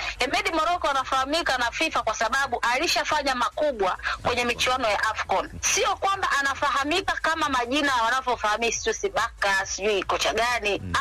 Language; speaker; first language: Swahili; non-native, local second language; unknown